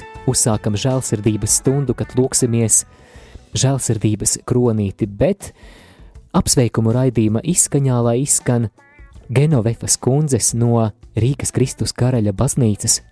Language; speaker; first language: Latvian; native; Latvian